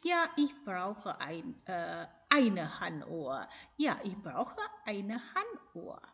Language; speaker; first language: German; non-native, fluent; Indonesian